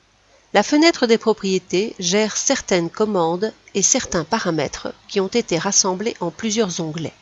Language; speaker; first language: French; native; French